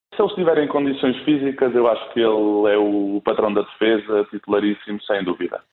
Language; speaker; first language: Portuguese; early bilingual, other home language; Spanish